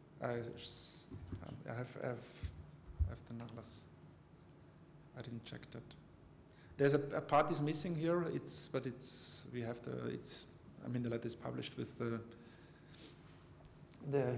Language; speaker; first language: English; non-native, fluent; German